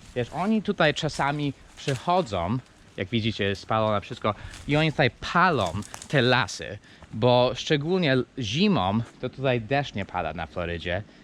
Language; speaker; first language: Polish; non-native, fluent; English